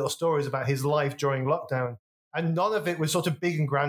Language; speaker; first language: English; native; English